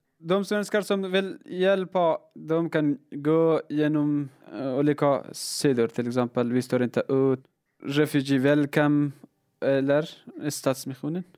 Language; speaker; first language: Swedish; non-native, learner; Persian